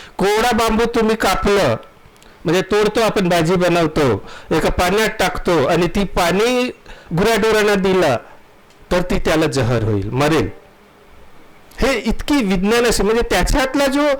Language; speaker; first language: Marathi; non-native, local second language; Gondi